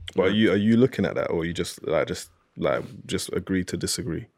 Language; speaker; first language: English; early bilingual, other home language; Yoruba